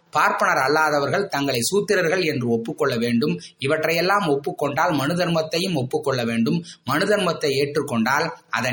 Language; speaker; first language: Tamil; native; Tamil